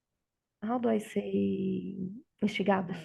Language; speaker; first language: English; non-native, learner; Portuguese